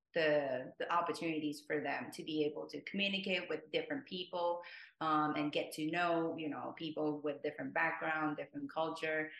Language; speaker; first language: English; non-native, fluent; Japanese